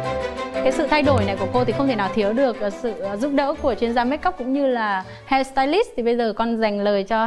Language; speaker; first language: Vietnamese; native; Vietnamese